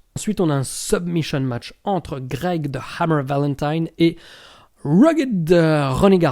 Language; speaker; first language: French; native; French